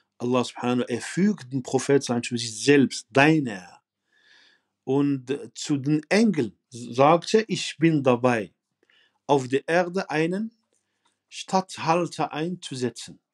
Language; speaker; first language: German; non-native, fluent; Arabic